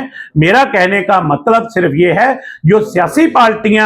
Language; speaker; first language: Hindi; non-native, local second language; Punjabi